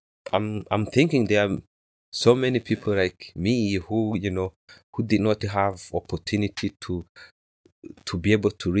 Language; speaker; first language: English; non-native, local second language; Kinyarwanda